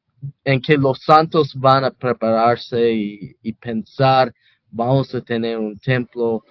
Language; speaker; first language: Spanish; non-native, fluent; English